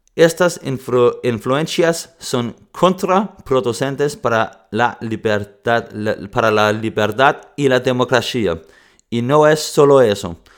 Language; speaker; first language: Spanish; non-native, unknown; Danish